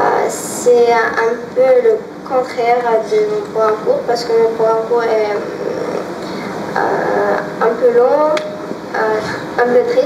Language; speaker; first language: French; non-native, fluent; Russian